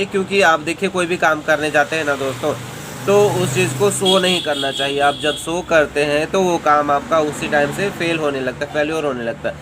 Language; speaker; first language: Hindi; native; Hindi